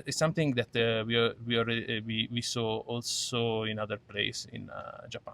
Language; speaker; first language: English; non-native, learner; Italian